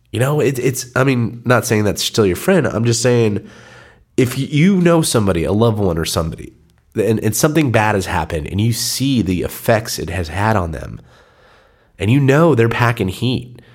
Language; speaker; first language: English; native; English